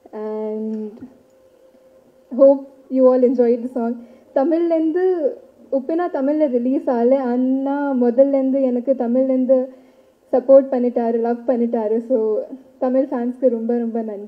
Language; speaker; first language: Tamil; non-native, learner; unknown